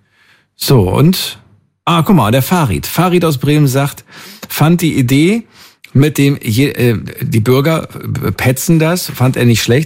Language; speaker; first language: German; native; German